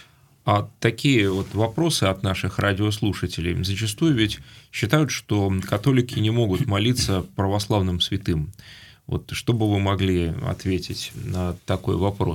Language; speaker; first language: Russian; native; Russian